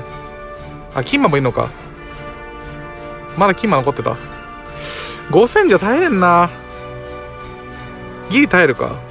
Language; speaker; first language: Japanese; native; Japanese